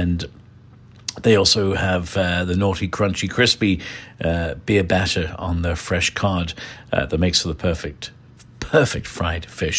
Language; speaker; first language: English; native; English